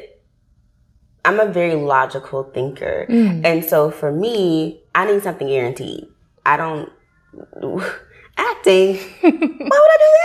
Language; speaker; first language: English; native; English